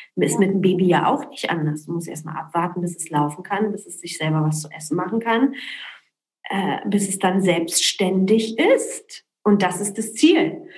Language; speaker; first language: German; early bilingual, other home language; Polish